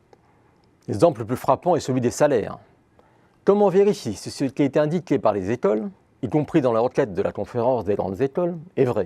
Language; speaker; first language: French; native; French